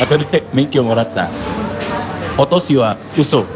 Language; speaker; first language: Japanese; non-native, learner; Indonesian